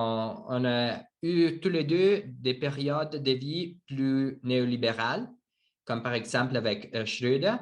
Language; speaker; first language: French; non-native, learner; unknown